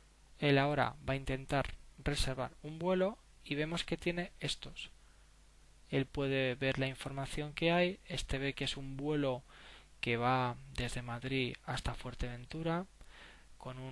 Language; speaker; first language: Spanish; native; Spanish